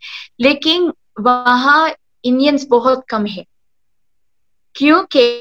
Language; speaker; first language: Hindi; early bilingual, heritage; Hindi